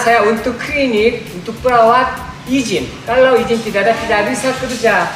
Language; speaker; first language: Indonesian; non-native, learner; Korean